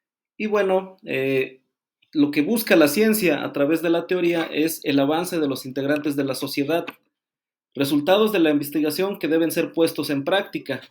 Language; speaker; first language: Spanish; native; Spanish